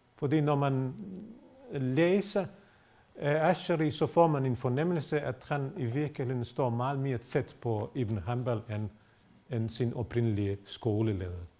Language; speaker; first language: Danish; non-native, fluent; Bosnian